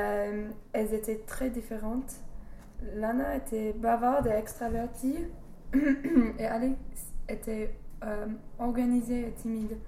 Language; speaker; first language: French; non-native, learner; English